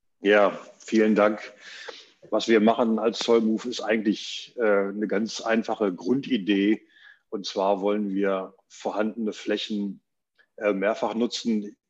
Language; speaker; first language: German; native; German